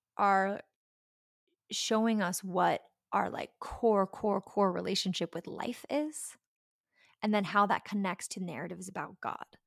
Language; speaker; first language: English; native; English